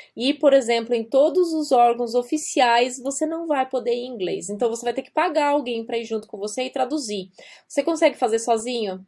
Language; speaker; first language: Portuguese; native; Portuguese